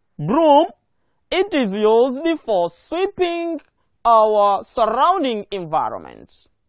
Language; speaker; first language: English; non-native, local second language; Swahili